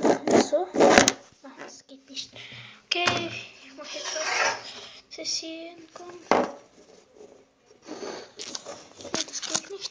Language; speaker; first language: German; non-native, learner; Bulgarian